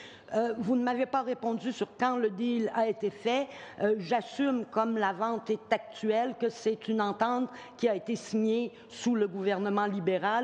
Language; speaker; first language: French; native; French